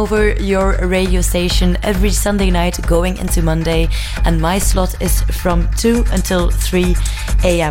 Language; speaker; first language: English; non-native, fluent; Dutch